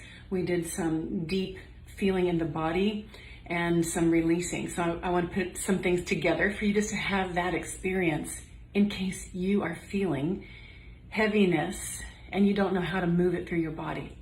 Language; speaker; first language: English; native; English